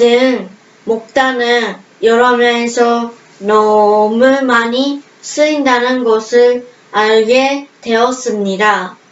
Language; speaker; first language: Korean; early bilingual, heritage; Korean